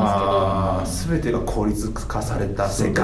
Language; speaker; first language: Japanese; native; Japanese